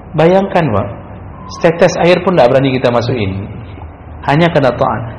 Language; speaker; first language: Malay; non-native, local second language; Achinese